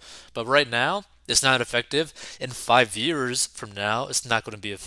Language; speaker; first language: English; native; English